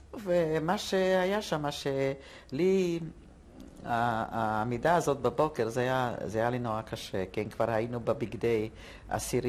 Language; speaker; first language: Hebrew; non-native, fluent; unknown